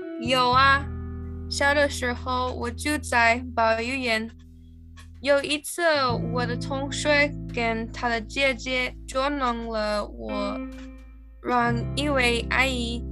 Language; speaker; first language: Chinese; non-native, learner; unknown